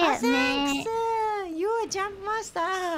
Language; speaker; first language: English; non-native, learner; Japanese